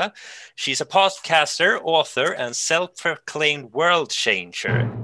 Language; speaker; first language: English; non-native, fluent; Swedish